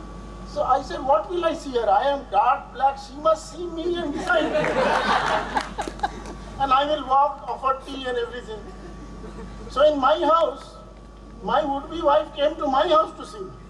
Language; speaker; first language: English; non-native, local second language; Bangla